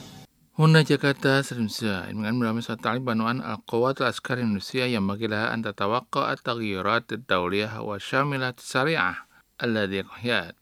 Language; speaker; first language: Arabic; non-native, fluent; Indonesian